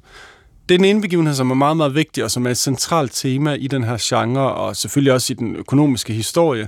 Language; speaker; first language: Danish; native; Danish